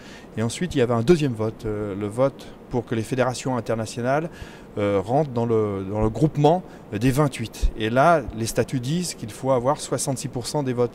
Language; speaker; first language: French; native; French